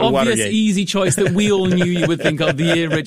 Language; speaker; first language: English; native; English